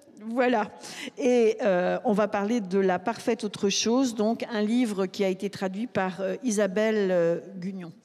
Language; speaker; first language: French; native; French